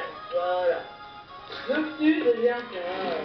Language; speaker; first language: French; native; French